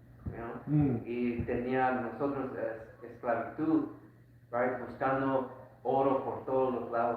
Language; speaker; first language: Spanish; early bilingual, heritage; Spanish